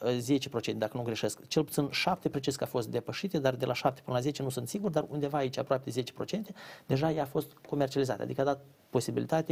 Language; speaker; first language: Romanian; native; Romanian